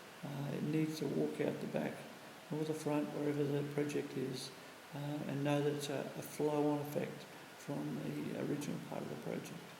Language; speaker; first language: English; native; English